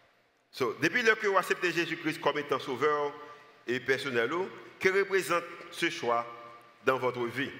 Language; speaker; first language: French; non-native, local second language; Haitian Creole